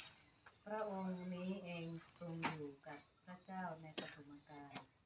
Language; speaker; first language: Thai; non-native, local second language; Hmong